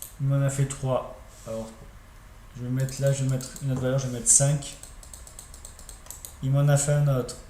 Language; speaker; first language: French; native; French